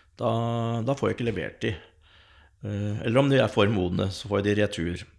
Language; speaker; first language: Norwegian; native; Norwegian